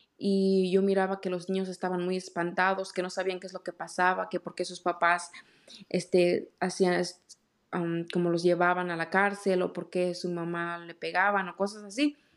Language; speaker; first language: Spanish; native; Spanish